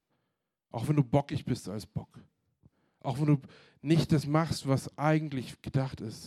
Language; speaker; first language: German; native; German